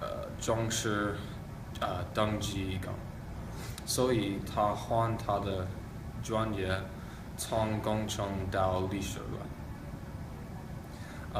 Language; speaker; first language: Chinese; non-native, learner; English